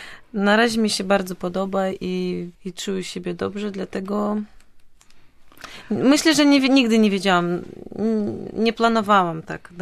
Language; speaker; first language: Polish; non-native, fluent; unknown